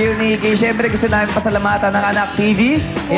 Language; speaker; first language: Filipino; native; Filipino